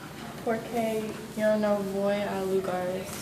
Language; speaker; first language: Spanish; non-native, learner; English